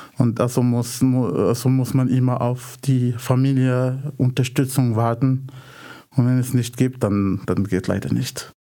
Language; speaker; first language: German; non-native, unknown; Arabic